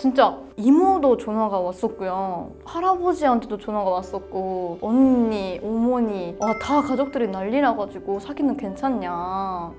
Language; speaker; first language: Korean; non-native, fluent; Japanese